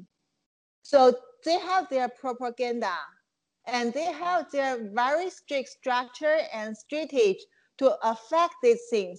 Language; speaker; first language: English; non-native, fluent; Chinese